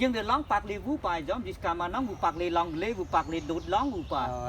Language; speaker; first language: French; non-native, fluent; Khmer